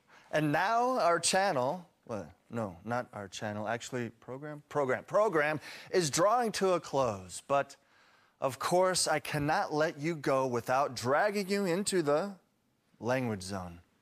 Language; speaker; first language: English; native; English